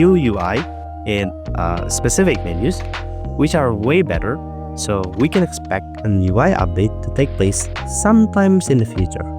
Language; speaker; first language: English; non-native, fluent; Indonesian